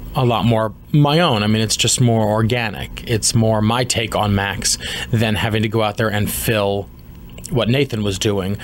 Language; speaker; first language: English; native; English